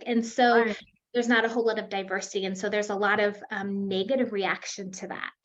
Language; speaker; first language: English; native; English